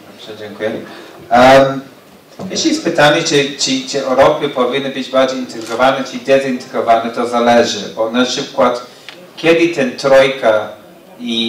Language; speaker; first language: Polish; non-native, learner; English